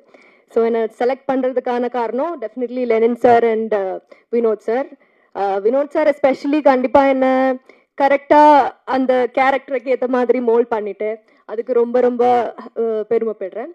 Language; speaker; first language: Tamil; non-native, learner; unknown